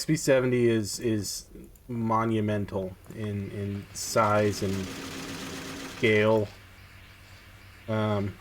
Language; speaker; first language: English; native; English